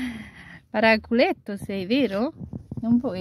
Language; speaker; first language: Italian; non-native, learner; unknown